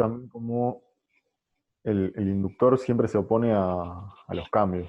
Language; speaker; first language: Spanish; native; Spanish